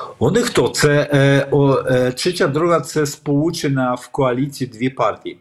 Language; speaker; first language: Ukrainian; non-native, fluent; Polish